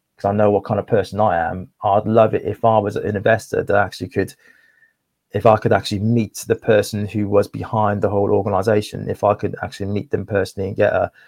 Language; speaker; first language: English; native; English